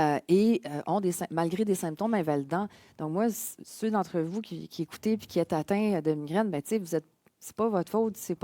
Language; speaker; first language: French; native; French